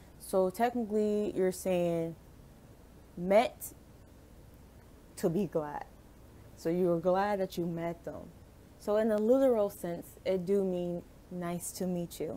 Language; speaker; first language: English; native; English